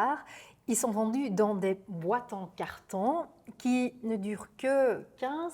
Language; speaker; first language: French; non-native, local second language; Dutch